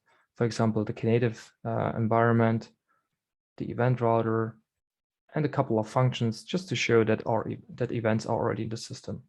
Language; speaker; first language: English; non-native, fluent; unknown